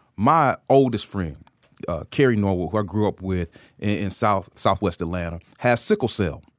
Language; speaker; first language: English; native; English